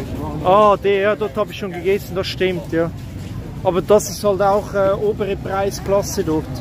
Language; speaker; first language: German; native; German